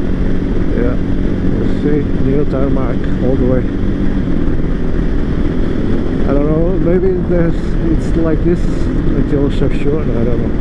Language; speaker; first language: English; non-native, fluent; Portuguese